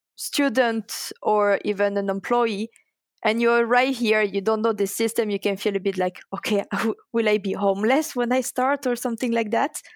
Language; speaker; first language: English; non-native, fluent; French